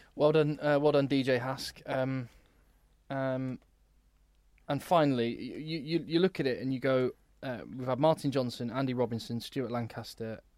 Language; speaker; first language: English; native; English